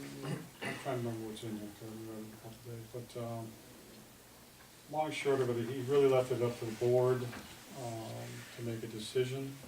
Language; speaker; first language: English; native; English